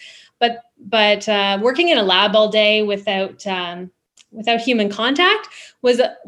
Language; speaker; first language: English; native; English